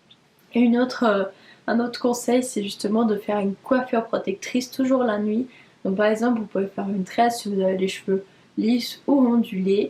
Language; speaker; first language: French; native; French